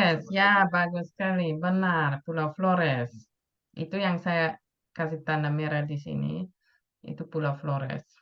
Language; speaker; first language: Indonesian; non-native, fluent; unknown